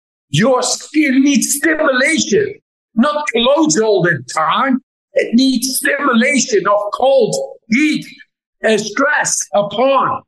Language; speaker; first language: English; non-native, fluent; Dutch